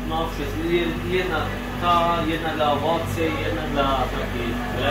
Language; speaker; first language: Polish; non-native, learner; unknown